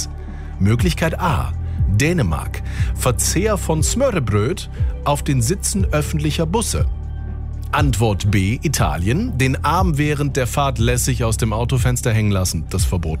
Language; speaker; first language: German; native; German